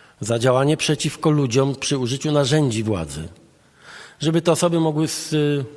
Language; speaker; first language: Polish; native; Polish